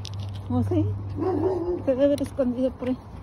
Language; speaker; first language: Spanish; native; Spanish